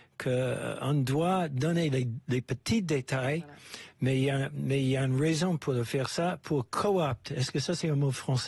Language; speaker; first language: French; non-native, fluent; English